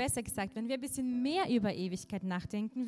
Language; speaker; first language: German; non-native, fluent; Russian